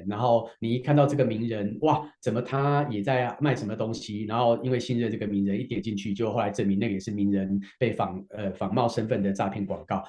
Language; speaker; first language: Chinese; native; Chinese